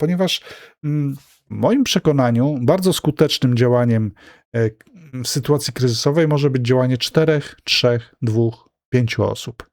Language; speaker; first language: Polish; native; Polish